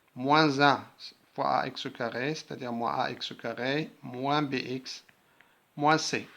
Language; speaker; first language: French; non-native, local second language; Arabic